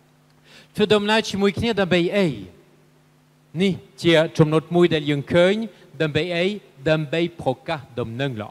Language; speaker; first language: Khmer; non-native, fluent; French